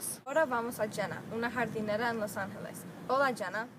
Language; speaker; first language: Spanish; non-native, learner; English